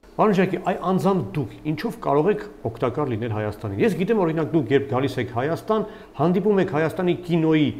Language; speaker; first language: Armenian; native; Armenian